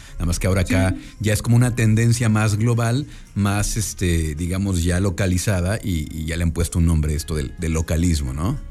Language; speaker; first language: Spanish; native; Spanish